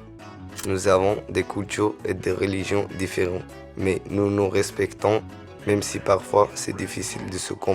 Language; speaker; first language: French; non-native, learner; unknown